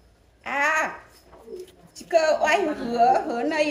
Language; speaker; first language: Chinese; non-native, learner; Vietnamese